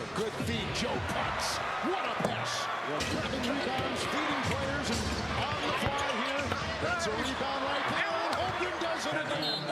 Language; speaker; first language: English; native; English